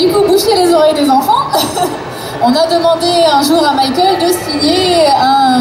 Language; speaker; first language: French; native; French